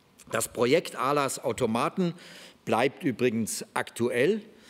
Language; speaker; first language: German; native; German